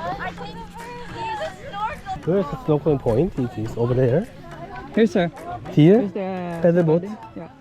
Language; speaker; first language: English; non-native, learner; Korean